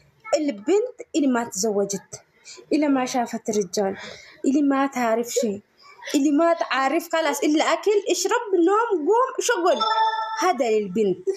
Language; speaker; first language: Arabic; non-native, learner; Oromo